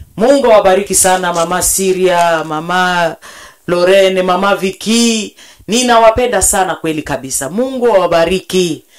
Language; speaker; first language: Swahili; native; Swahili